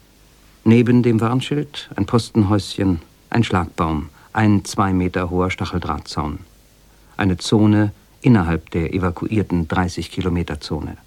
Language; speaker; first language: German; native; German